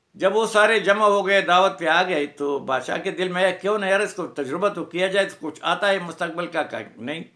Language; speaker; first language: Urdu; non-native, local second language; Pashto